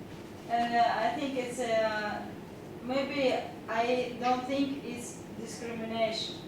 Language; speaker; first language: English; non-native, learner; Russian